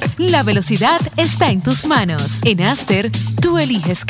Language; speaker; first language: Spanish; native; Spanish